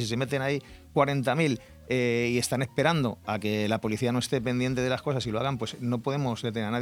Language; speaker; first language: Spanish; native; Spanish